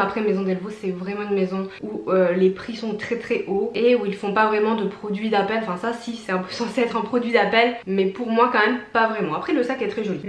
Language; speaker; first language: French; native; French